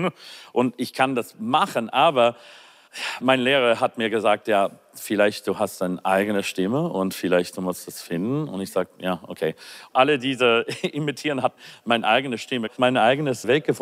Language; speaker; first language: German; non-native, learner; English